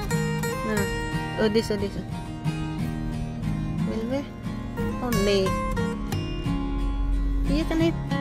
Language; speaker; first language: Dutch; non-native, learner; Indonesian